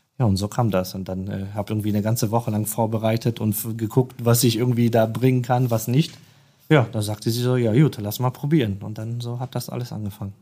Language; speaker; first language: German; non-native, fluent; Polish